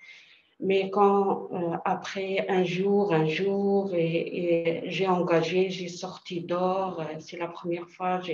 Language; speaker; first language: French; non-native, learner; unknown